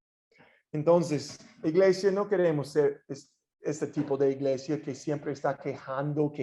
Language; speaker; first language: Spanish; non-native, fluent; English